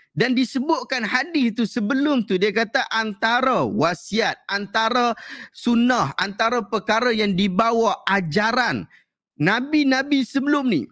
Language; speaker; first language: Malay; native; Malay